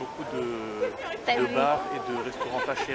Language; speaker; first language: French; native; French